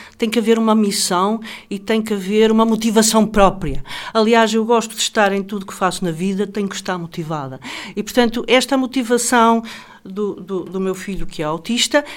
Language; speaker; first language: Portuguese; native; Portuguese